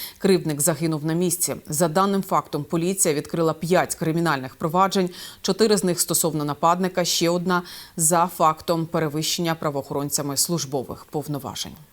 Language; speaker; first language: Ukrainian; native; Ukrainian